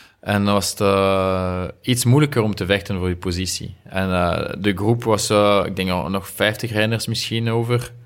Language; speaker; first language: Dutch; non-native, local second language; French